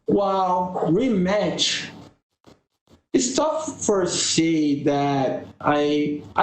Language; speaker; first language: English; non-native, learner; Portuguese